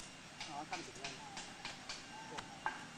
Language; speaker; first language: English; non-native, learner; Indonesian